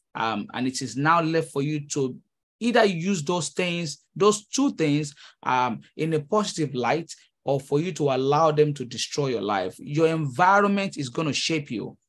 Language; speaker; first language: English; non-native, local second language; Yoruba